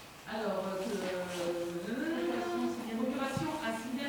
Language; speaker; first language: French; native; French